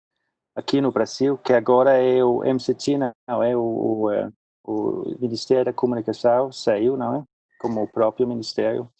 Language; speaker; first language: Portuguese; non-native, fluent; Swedish